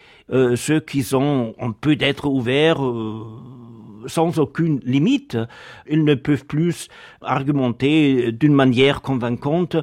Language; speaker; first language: French; non-native, fluent; German